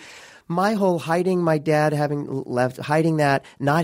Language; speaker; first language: English; native; English